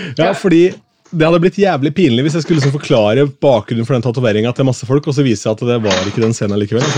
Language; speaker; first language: Norwegian; native; Norwegian